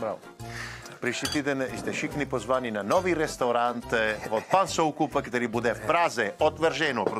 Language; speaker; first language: Czech; non-native, learner; Italian